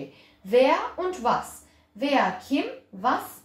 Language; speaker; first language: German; early bilingual, other home language; Turkish